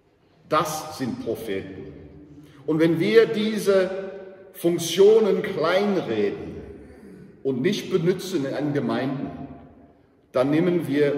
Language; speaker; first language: German; non-native, learner; English